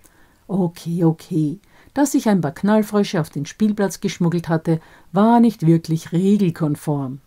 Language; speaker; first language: German; native; German